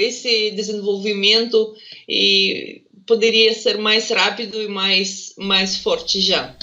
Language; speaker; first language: Portuguese; non-native, fluent; Russian